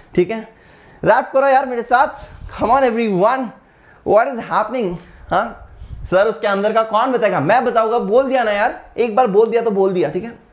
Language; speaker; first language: Hindi; non-native, local second language; Marathi